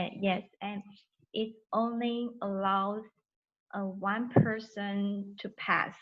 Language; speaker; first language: English; non-native, learner; Chinese